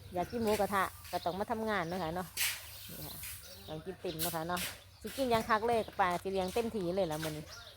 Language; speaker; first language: Thai; native; Thai